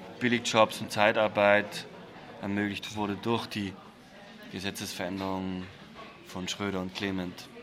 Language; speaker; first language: German; native; German